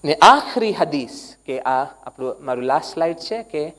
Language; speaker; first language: Gujarati; non-native, learner; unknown